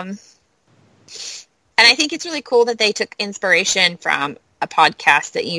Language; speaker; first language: English; native; English